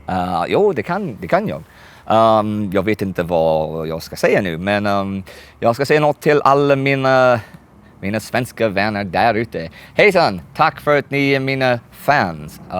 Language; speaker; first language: Swedish; non-native, fluent; English